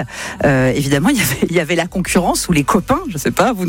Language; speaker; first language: French; native; French